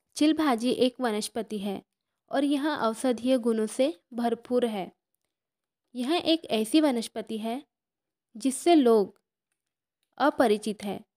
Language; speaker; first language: Hindi; non-native, local second language; Marathi